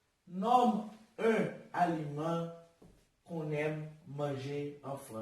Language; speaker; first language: French; non-native, learner; Portuguese